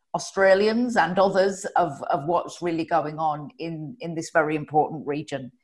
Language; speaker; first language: English; native; English